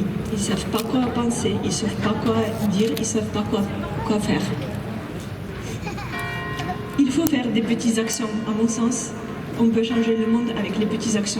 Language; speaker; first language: French; non-native, fluent; Ukrainian